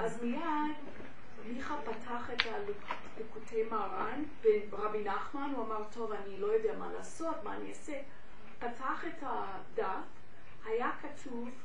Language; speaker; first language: Hebrew; non-native, fluent; English